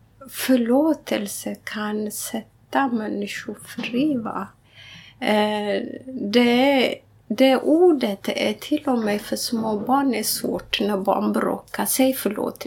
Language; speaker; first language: Swedish; non-native, fluent; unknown